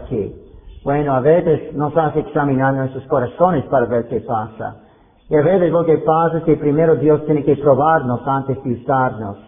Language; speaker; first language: Spanish; non-native, fluent; English